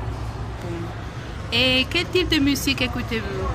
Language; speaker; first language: French; non-native, fluent; Spanish